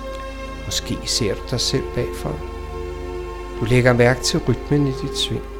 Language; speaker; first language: Danish; native; Danish